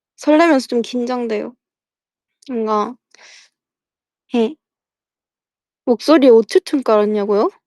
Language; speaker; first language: Korean; native; Korean